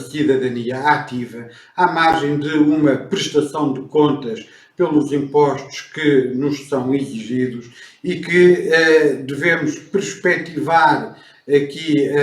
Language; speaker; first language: Portuguese; native; Portuguese